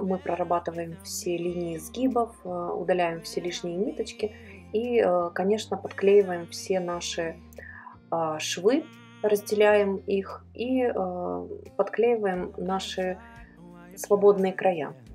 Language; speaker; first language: Russian; native; Russian